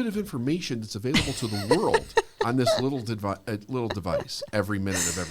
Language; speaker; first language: English; native; English